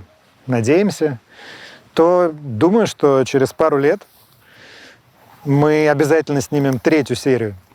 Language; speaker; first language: Russian; native; Russian